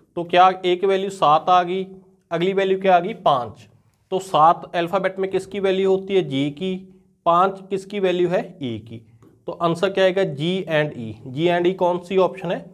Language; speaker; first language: Hindi; non-native, local second language; Punjabi